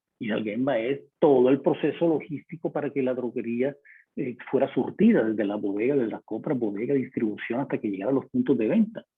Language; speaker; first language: Spanish; native; Spanish